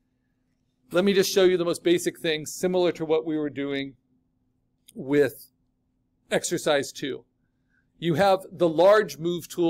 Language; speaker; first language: English; native; English